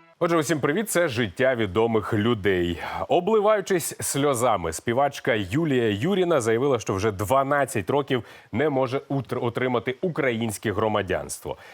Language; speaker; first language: Ukrainian; native; Ukrainian